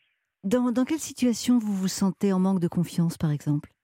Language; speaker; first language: French; native; French